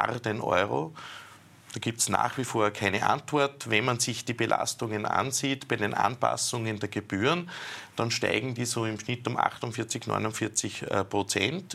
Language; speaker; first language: German; native; German